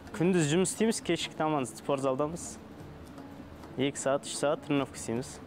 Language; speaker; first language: Kazakh; non-native, local second language; Uzbek